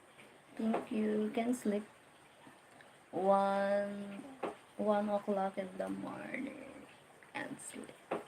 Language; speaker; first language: English; non-native, learner; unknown